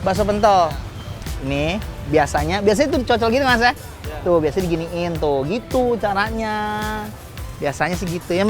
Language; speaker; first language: Indonesian; native; Indonesian